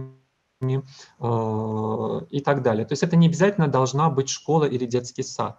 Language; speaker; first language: Russian; native; Russian